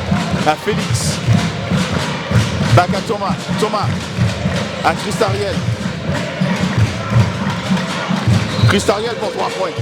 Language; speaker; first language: French; native; French